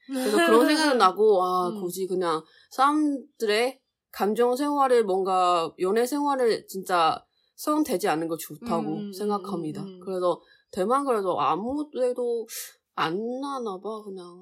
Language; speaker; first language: Korean; non-native, learner; Chinese